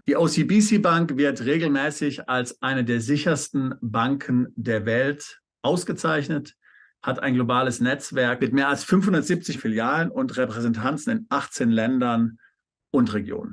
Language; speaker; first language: German; native; German